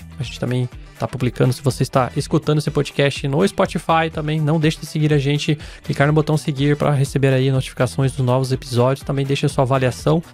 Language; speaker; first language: Portuguese; native; Portuguese